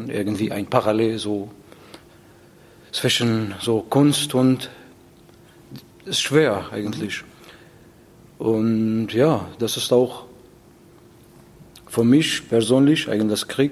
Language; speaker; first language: German; non-native, learner; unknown